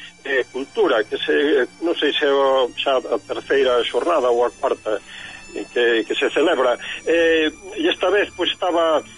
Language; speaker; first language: Galician; native; Galician